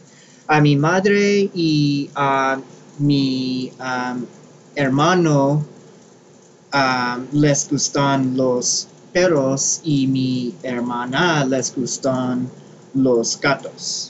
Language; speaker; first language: Spanish; non-native, learner; English